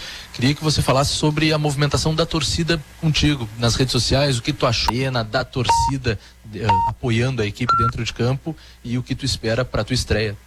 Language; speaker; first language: Portuguese; native; Portuguese